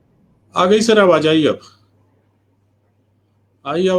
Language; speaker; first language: Hindi; native; Hindi